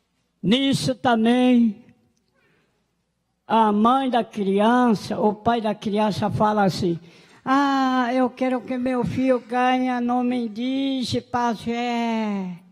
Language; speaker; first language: Portuguese; non-native, local second language; Guarani